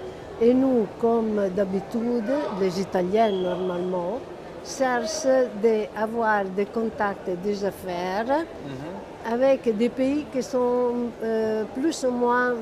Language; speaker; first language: French; non-native, fluent; Italian